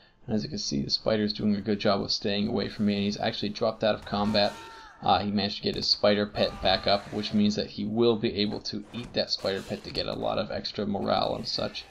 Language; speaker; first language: English; native; English